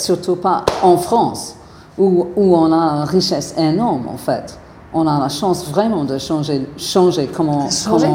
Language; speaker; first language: French; non-native, fluent; English